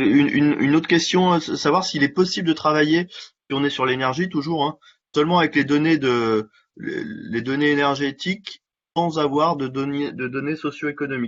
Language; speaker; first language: French; native; French